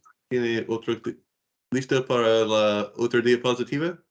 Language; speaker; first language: Spanish; non-native, learner; English